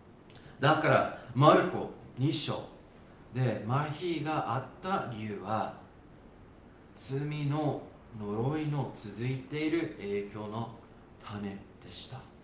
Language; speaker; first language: Japanese; non-native, fluent; English